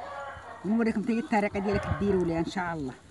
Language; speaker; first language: Arabic; native; Arabic